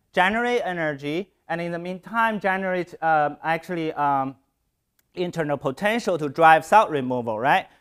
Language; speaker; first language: English; non-native, fluent; Chinese